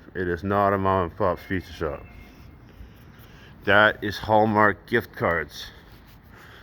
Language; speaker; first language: English; native; English